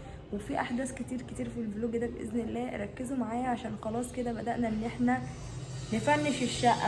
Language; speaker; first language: Arabic; native; Arabic